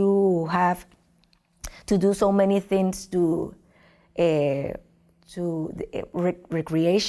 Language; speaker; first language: English; non-native, learner; Spanish